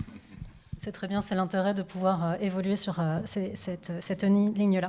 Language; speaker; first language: French; native; French